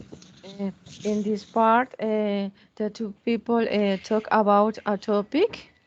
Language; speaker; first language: English; non-native, learner; Spanish